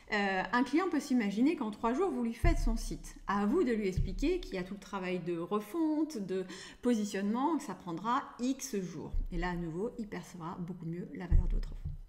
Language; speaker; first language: French; native; French